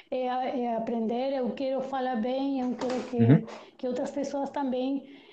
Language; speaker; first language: Portuguese; non-native, learner; Spanish